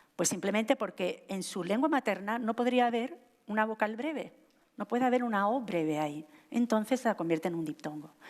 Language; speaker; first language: Spanish; native; Spanish